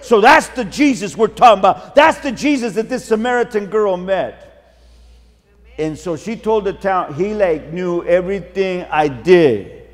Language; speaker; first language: English; early bilingual, other home language; Spanish